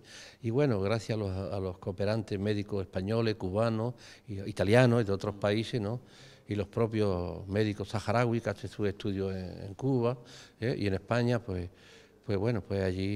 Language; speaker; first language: Spanish; native; Spanish